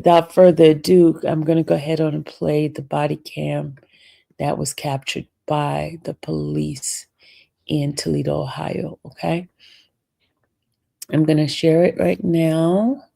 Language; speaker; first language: English; native; English